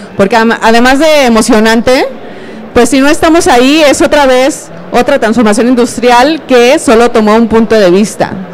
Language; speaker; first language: Spanish; native; Spanish